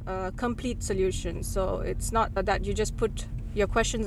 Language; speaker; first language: English; non-native, local second language; Tamil